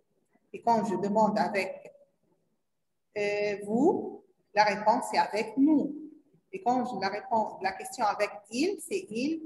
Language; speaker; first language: French; non-native, learner; Arabic